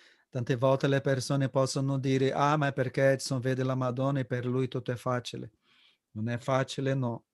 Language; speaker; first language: Italian; non-native, fluent; Portuguese